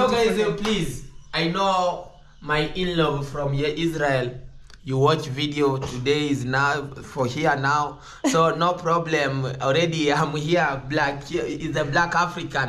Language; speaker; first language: English; non-native, learner; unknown